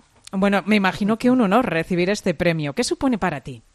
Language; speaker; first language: Spanish; native; Spanish